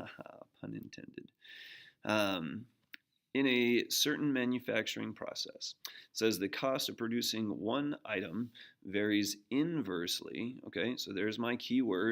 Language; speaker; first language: English; native; English